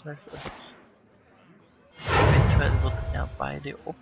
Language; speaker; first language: German; native; German